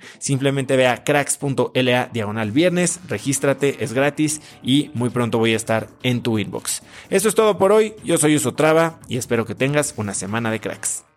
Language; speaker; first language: Spanish; native; Spanish